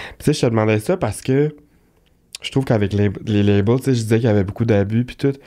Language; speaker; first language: French; native; French